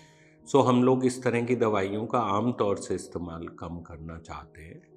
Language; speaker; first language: Hindi; native; Hindi